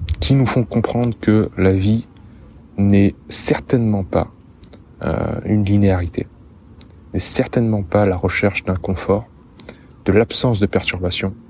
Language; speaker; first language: French; native; French